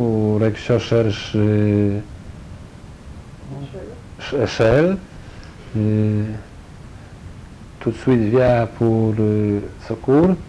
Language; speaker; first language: French; non-native, learner; Polish